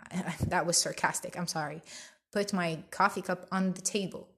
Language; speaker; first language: English; early bilingual, other home language; Arabic